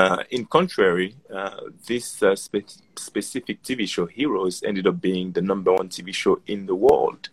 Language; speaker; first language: English; non-native, fluent; Haitian Creole